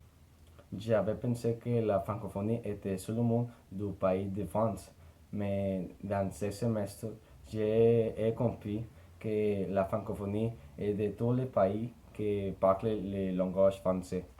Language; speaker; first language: French; non-native, learner; Spanish